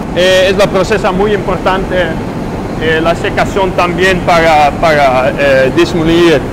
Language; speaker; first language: Spanish; non-native, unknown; Dutch